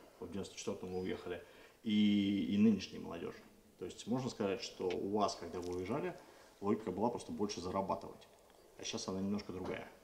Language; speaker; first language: Russian; native; Russian